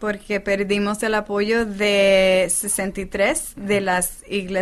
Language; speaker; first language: Spanish; non-native, fluent; English